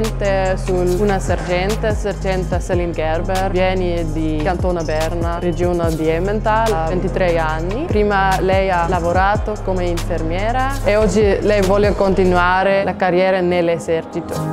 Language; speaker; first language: Italian; non-native, local second language; Swiss German